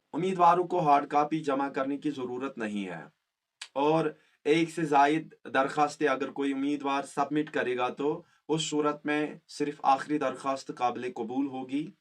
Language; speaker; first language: Hindi; non-native, local second language; Kashmiri